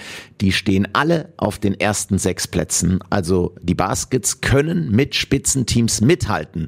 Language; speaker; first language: German; native; German